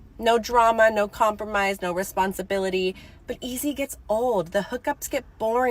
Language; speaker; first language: English; native; English